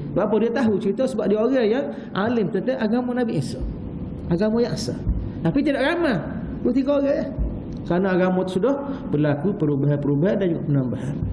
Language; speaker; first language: Malay; native; Malay